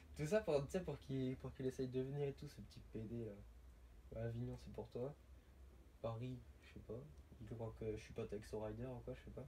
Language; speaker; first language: French; native; French